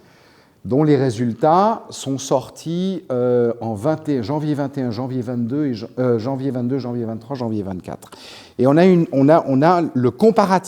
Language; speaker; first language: French; native; French